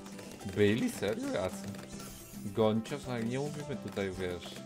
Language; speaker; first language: Polish; native; Polish